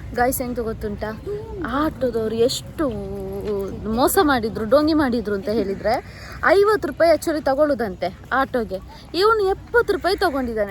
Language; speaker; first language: Kannada; non-native, local second language; Tulu